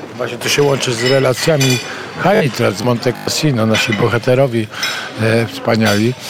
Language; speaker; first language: Polish; native; Polish